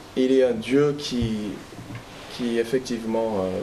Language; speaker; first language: French; non-native, fluent; English